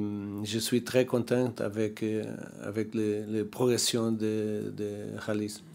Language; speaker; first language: French; non-native, learner; Portuguese